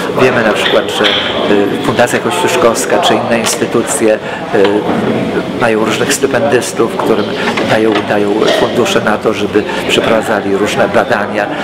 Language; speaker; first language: Polish; native; Polish